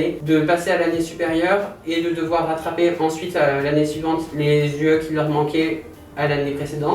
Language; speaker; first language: French; native; French